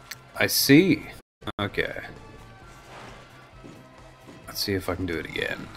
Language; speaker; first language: English; native; English